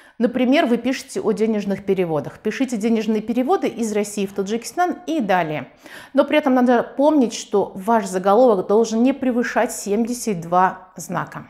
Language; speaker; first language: Russian; non-native, local second language; Tajik